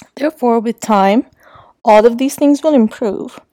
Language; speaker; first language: English; non-native, local second language; Urdu